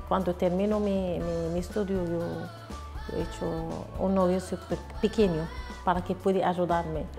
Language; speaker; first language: Spanish; non-native, learner; Arabic